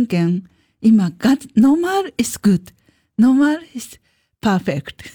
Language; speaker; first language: German; non-native, learner; Japanese